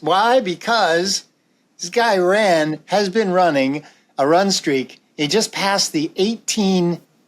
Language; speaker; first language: English; native; English